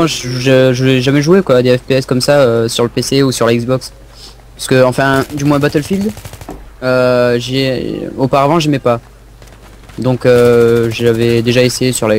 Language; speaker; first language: French; native; French